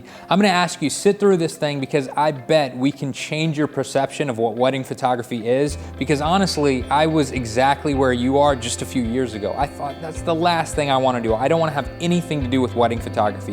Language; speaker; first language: English; native; English